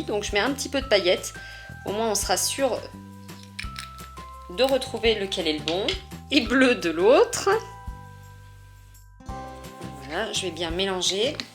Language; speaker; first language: French; native; French